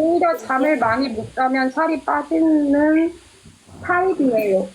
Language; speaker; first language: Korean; non-native, learner; Thai